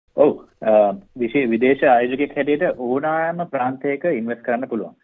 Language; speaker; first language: Sinhala; native; Sinhala